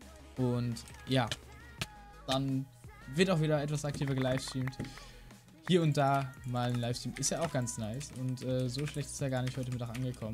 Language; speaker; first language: German; native; German